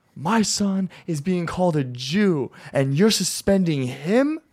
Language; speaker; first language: English; native; English